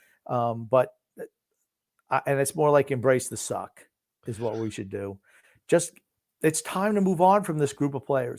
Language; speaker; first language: English; native; English